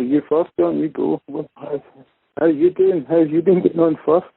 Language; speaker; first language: English; native; English